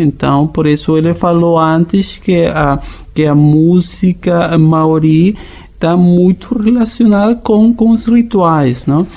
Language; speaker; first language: Portuguese; non-native, fluent; Spanish